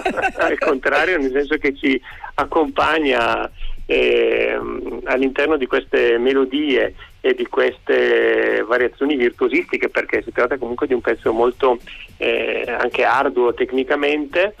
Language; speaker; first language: Italian; native; Italian